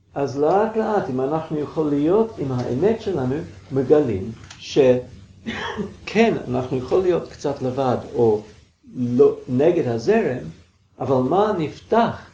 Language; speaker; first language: Hebrew; non-native, fluent; English